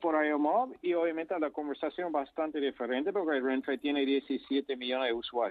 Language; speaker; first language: Spanish; non-native, fluent; English